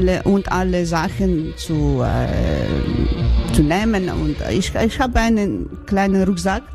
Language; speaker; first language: German; non-native, learner; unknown